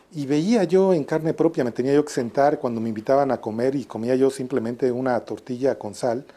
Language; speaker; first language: Spanish; native; Spanish